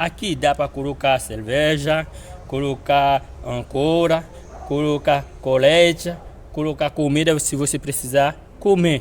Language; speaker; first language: Portuguese; non-native, learner; Haitian Creole